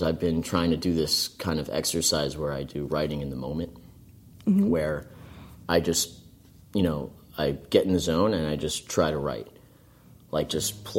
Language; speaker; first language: English; native; English